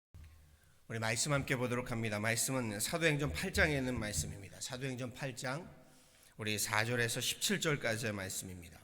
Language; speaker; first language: Korean; native; Korean